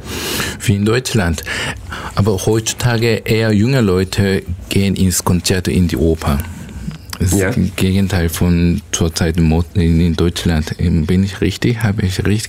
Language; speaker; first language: German; non-native, learner; Korean